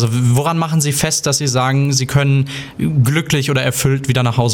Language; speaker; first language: German; native; German